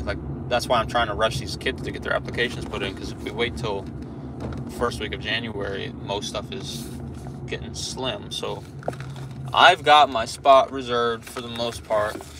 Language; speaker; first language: English; native; English